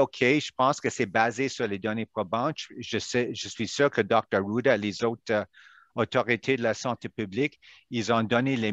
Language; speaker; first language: French; non-native, local second language; English